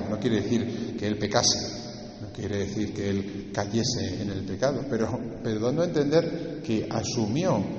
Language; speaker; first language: Spanish; native; Spanish